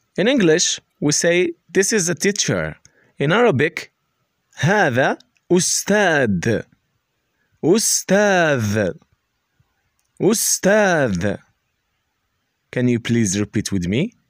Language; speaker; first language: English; non-native, learner; Arabic